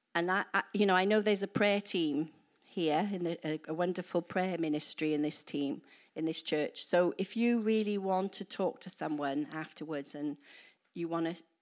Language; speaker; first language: English; native; English